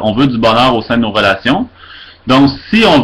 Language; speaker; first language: French; native; French